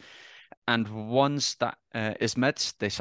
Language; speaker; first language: English; non-native, fluent; Dutch